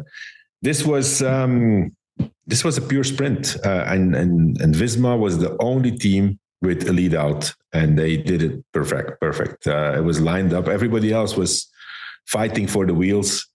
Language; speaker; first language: English; non-native, fluent; Dutch